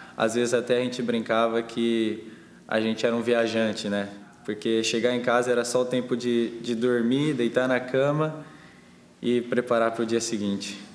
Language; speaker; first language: Portuguese; native; Portuguese